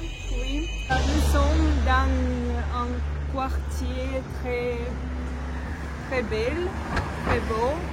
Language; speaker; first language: French; non-native, learner; Russian